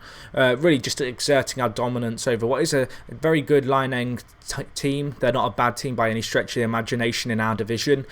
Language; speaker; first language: English; native; English